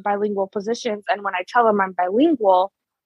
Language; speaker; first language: English; early bilingual, other home language; Spanish